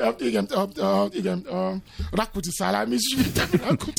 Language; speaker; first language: Hungarian; non-native, learner; Yoruba